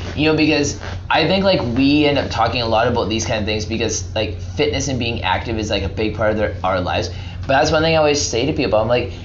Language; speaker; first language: English; native; English